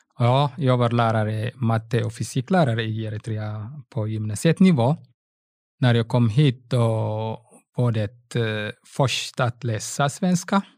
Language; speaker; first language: Swedish; non-native, fluent; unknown